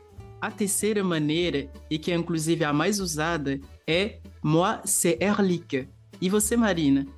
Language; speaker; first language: Portuguese; non-native, fluent; French